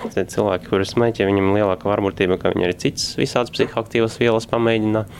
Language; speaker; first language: Latvian; non-native, local second language; Russian